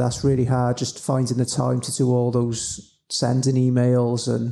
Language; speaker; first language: English; native; English